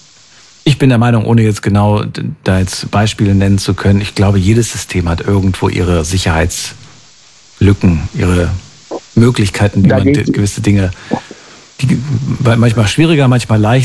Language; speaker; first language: German; native; German